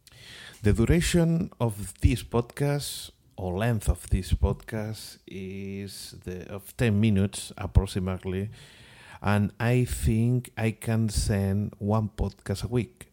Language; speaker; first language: English; non-native, learner; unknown